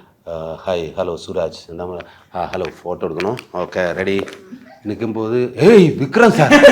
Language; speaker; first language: Tamil; non-native, learner; Malayalam